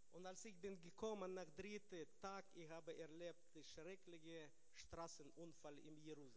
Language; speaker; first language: German; non-native, learner; Russian